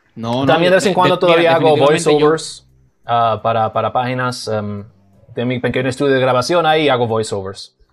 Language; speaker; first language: Spanish; non-native, fluent; German